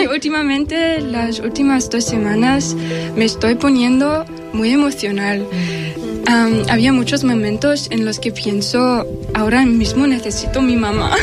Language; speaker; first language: Spanish; non-native, fluent; German